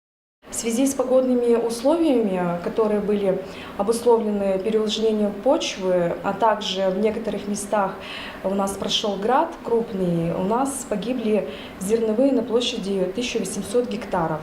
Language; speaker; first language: Russian; native; Russian